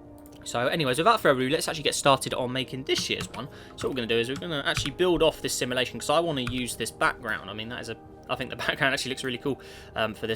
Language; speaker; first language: English; native; English